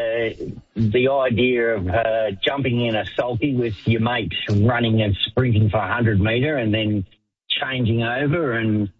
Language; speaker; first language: English; native; English